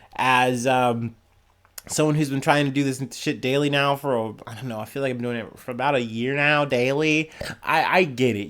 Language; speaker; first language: English; native; English